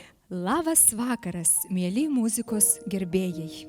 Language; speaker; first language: Lithuanian; native; Lithuanian